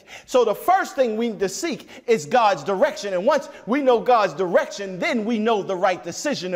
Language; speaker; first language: English; native; English